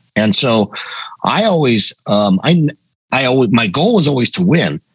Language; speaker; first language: English; native; English